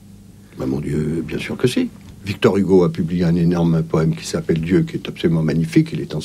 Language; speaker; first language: French; native; French